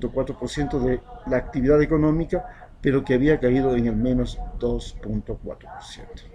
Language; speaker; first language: Spanish; native; Spanish